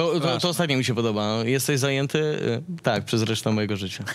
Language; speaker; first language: Polish; native; Polish